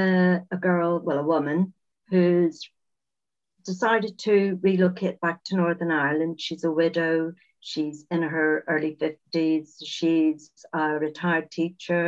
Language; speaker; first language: English; native; English